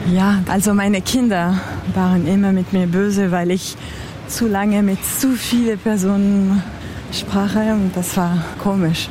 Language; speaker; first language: German; non-native, local second language; French